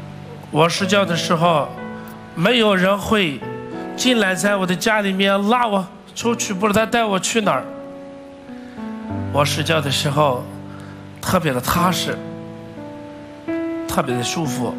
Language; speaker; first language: Chinese; non-native, fluent; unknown